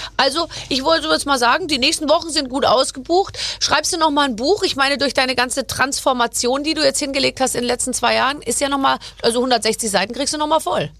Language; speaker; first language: German; native; German